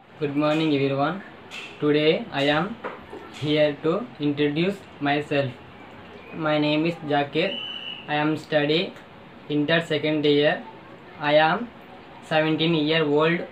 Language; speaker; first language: English; non-native, learner; Telugu